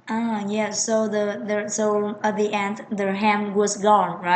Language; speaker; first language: English; non-native, fluent; Vietnamese